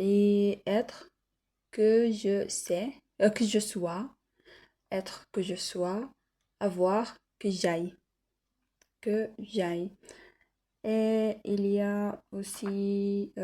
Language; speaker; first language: French; non-native, learner; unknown